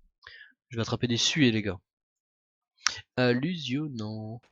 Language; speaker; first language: French; native; French